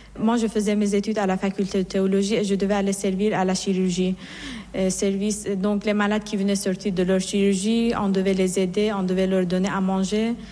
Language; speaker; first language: French; non-native, fluent; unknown